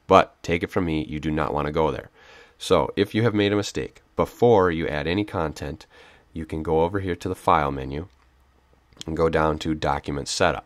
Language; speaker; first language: English; native; English